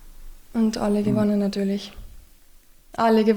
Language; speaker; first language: German; native; German